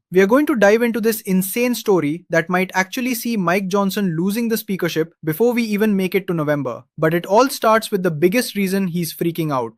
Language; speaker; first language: English; native; English